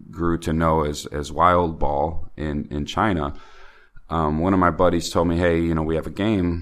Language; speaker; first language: English; native; English